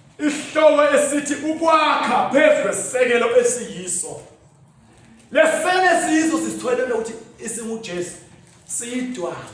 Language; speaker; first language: Zulu; native; Zulu